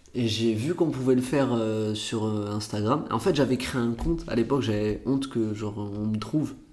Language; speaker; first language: French; early bilingual, other home language; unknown